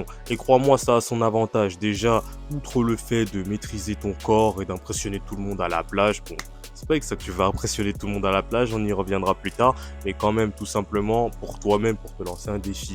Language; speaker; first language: French; native; French